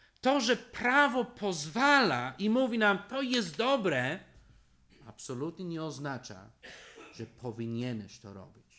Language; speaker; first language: Polish; non-native, fluent; English